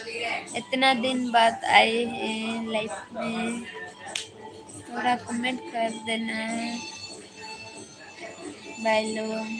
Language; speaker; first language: Hindi; non-native, local second language; Santali